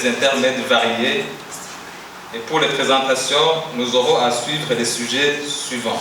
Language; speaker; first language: French; non-native, local second language; Rundi